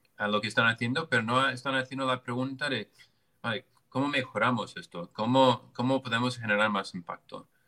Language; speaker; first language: Spanish; non-native, fluent; English